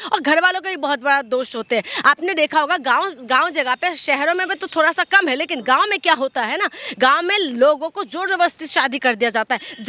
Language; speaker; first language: Hindi; non-native, local second language; Assamese